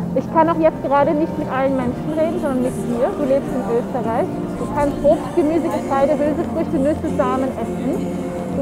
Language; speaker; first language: German; native; German